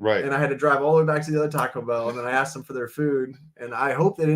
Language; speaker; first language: English; native; English